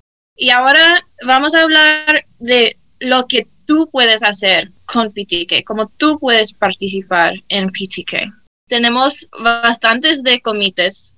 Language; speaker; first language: Spanish; early bilingual, heritage; Spanish